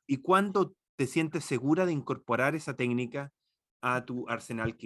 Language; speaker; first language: Spanish; native; Spanish